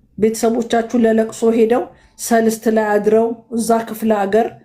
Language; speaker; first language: Amharic; native; Amharic